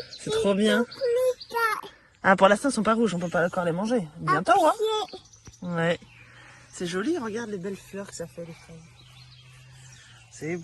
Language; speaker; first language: French; native; French